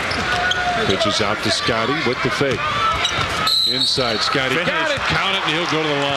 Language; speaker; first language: English; native; English